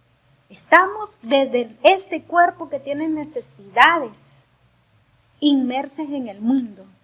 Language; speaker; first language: Spanish; native; Spanish